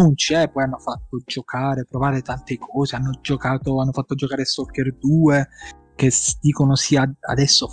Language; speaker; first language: Italian; native; Italian